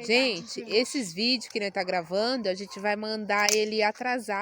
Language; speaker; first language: Portuguese; native; Portuguese